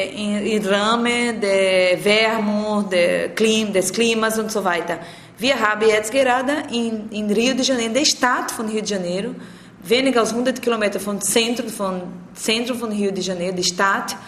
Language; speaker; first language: German; non-native, learner; Portuguese